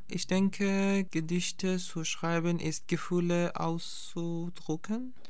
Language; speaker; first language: German; non-native, fluent; Persian